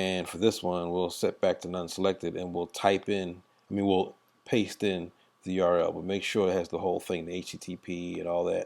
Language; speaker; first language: English; native; English